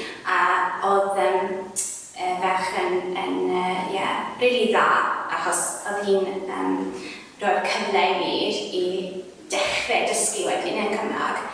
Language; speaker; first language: Welsh; non-native, fluent; English